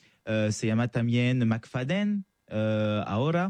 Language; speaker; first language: Spanish; non-native, learner; French